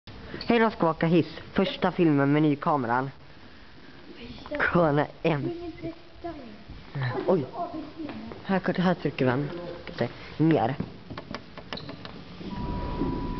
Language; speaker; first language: Swedish; native; Swedish